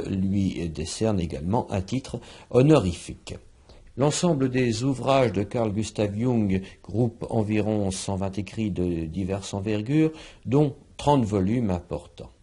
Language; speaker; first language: French; native; French